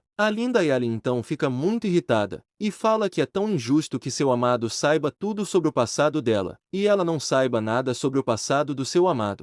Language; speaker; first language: Portuguese; native; Portuguese